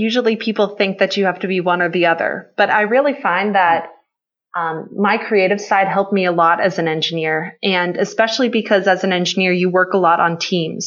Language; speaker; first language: English; native; English